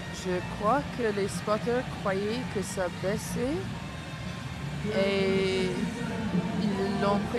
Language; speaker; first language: French; non-native, learner; English